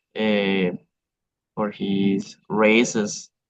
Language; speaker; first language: English; non-native, learner; Spanish